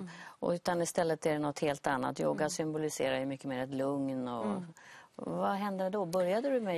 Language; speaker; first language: Swedish; native; Swedish